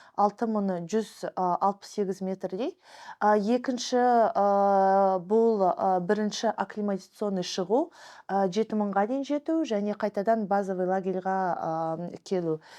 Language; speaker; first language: Kazakh; non-native, local second language; Russian